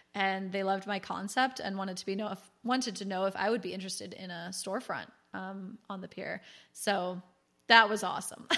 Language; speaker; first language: English; native; English